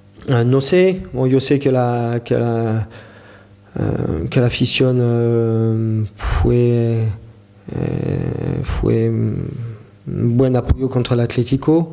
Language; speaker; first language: Spanish; non-native, fluent; French